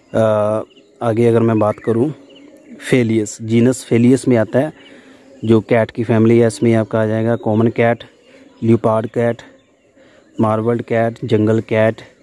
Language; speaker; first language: Hindi; non-native, local second language; Punjabi